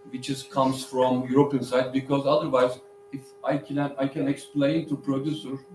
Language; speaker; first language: English; non-native, learner; Turkish